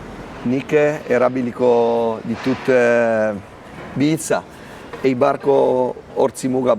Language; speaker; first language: Basque; non-native, learner; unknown